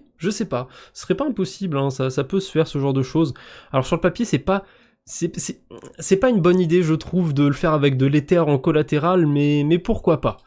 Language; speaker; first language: French; native; French